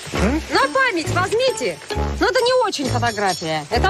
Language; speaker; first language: Russian; native; Russian